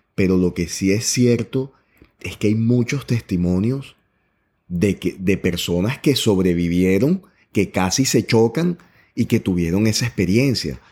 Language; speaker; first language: Spanish; native; Spanish